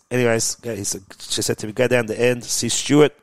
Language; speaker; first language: English; early bilingual, other home language; Persian